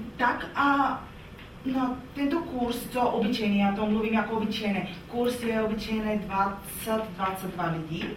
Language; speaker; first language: Czech; non-native, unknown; Bulgarian